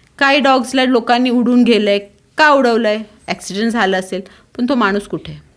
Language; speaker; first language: Marathi; non-native, local second language; Tulu